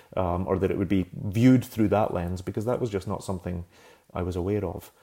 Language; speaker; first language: English; native; English